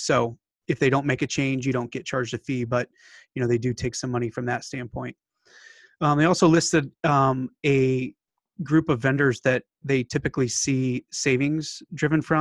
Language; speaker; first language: English; native; English